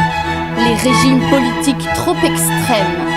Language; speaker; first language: French; native; French